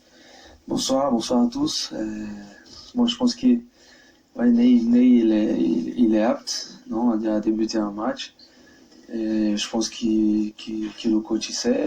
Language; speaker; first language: French; non-native, fluent; Portuguese